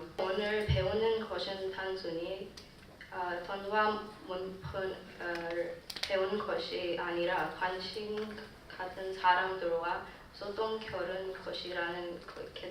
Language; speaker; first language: Korean; non-native, fluent; Swedish